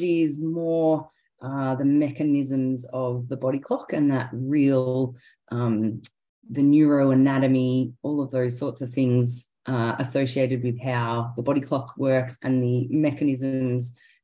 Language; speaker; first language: English; native; English